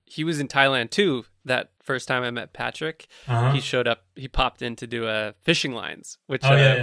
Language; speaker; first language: English; native; English